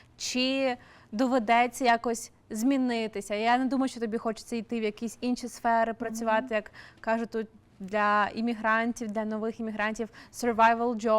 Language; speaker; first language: Ukrainian; native; Ukrainian